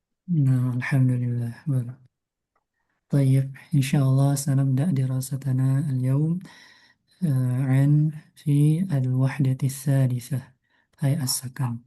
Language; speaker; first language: Arabic; non-native, fluent; Indonesian